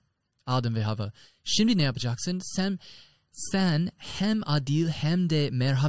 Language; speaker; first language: Turkish; non-native, fluent; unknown